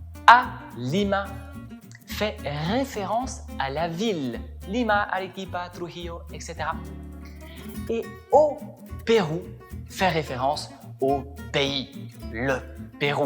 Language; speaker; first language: French; non-native, fluent; Spanish